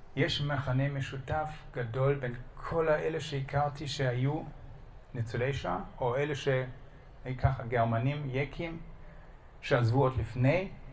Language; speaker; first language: Hebrew; non-native, fluent; German